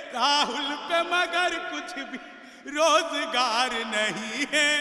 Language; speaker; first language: Hindi; native; Hindi